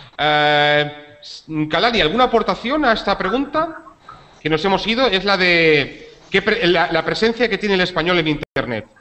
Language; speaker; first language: Spanish; native; Spanish